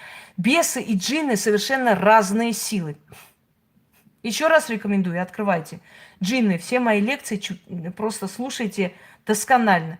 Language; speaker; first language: Russian; native; Russian